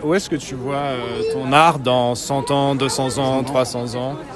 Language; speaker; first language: French; native; French